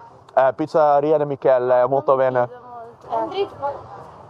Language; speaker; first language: Italian; non-native, learner; Dutch